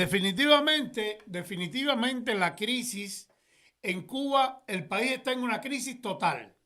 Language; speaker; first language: Spanish; native; Spanish